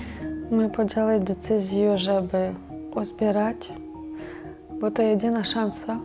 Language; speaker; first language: Polish; non-native, learner; Ukrainian